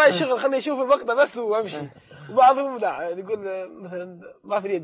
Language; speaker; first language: Arabic; native; Arabic